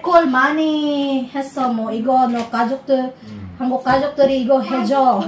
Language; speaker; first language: Korean; non-native, learner; Filipino